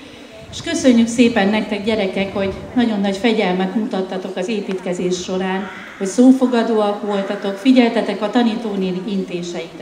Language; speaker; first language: Hungarian; native; Hungarian